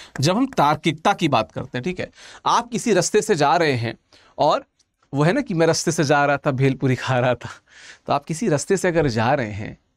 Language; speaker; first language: Hindi; native; Hindi